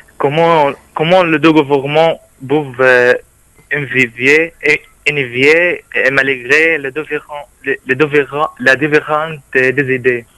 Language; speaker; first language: French; non-native, learner; Arabic